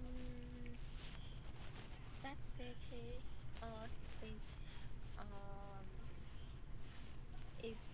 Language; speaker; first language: English; non-native, learner; Chinese